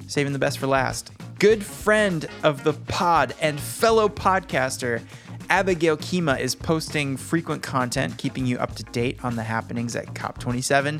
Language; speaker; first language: English; native; English